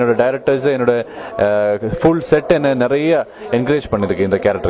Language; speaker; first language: Tamil; non-native, learner; Malayalam